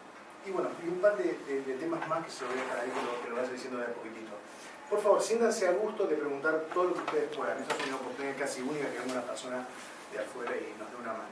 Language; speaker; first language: Spanish; native; Spanish